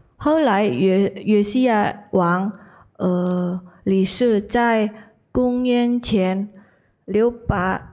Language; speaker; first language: Chinese; non-native, learner; Indonesian